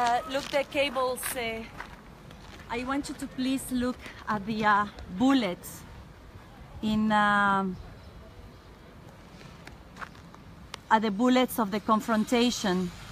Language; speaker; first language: English; non-native, fluent; Spanish